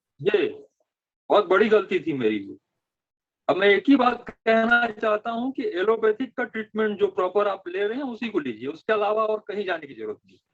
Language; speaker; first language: Hindi; native; Hindi